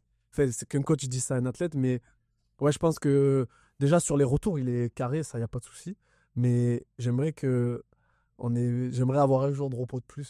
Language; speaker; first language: French; native; French